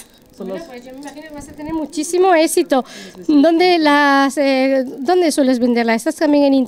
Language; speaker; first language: Spanish; native; Spanish